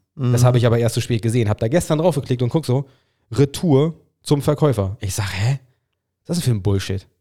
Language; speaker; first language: German; non-native, fluent; English